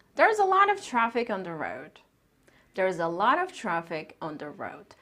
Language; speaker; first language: English; non-native, fluent; Turkish